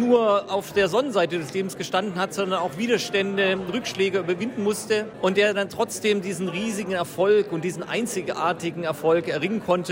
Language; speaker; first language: German; native; German